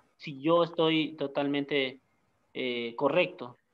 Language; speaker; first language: Spanish; native; Spanish